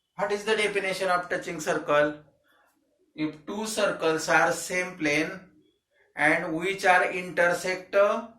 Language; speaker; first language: English; non-native, local second language; Marathi